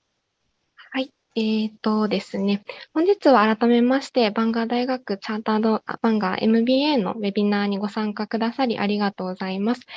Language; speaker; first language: Japanese; native; Japanese